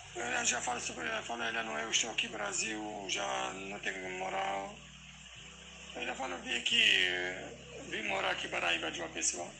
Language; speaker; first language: Portuguese; non-native, learner; Kurdish